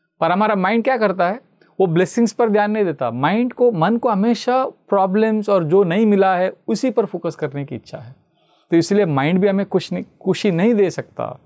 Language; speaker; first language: Hindi; non-native, local second language; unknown